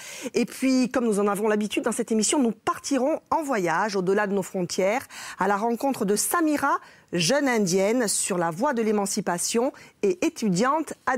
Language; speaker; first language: French; native; French